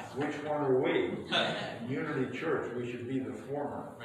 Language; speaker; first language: English; native; English